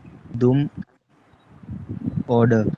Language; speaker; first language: German; non-native, learner; Hindi